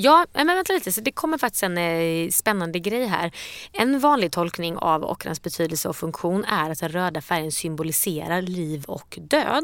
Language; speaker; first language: Swedish; native; Swedish